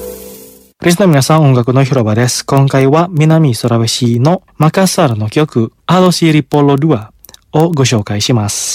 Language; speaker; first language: Japanese; non-native, fluent; Indonesian